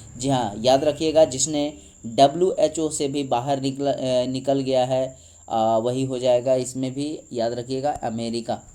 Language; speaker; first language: Hindi; native; Hindi